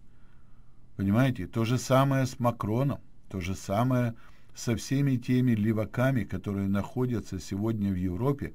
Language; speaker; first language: Russian; native; Russian